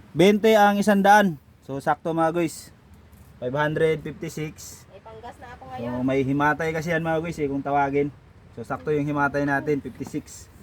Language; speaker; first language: Filipino; non-native, local second language; Iloko